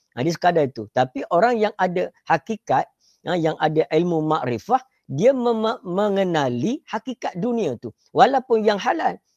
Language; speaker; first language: Malay; native; Malay